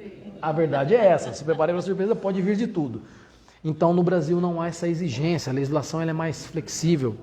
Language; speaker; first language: Portuguese; native; Portuguese